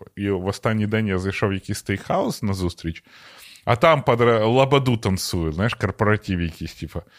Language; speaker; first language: Ukrainian; non-native, local second language; Russian